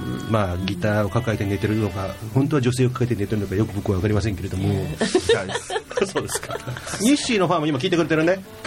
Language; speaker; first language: Japanese; native; Japanese